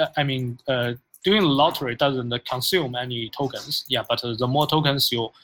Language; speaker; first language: English; non-native, fluent; Chinese